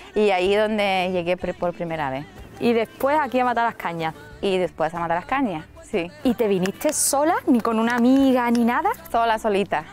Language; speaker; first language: Spanish; non-native, fluent; Lithuanian